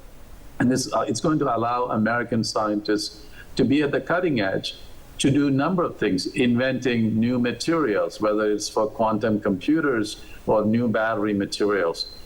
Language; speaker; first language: English; non-native, local second language; Malayalam